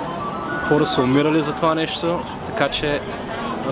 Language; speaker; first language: Bulgarian; native; Bulgarian